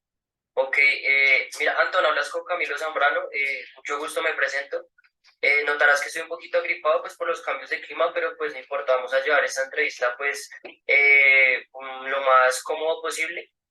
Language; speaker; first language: Spanish; native; Spanish